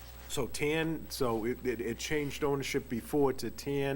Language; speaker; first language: English; native; English